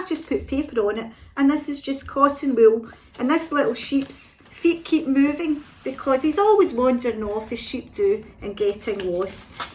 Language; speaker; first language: English; native; English